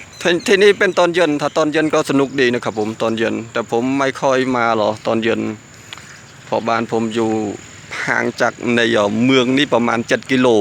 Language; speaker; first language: Thai; non-native, fluent; Khmer